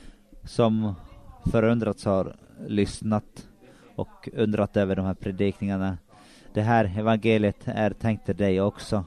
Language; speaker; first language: Swedish; non-native, local second language; Finnish